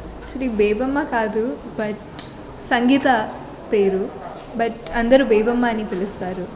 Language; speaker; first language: Telugu; non-native, learner; Tulu